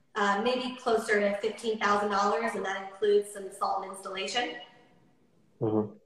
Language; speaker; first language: English; native; English